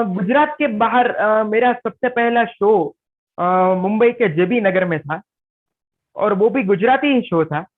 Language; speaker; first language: Hindi; non-native, local second language; Gujarati